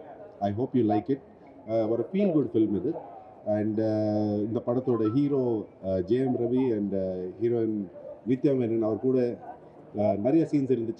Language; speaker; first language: Tamil; non-native, fluent; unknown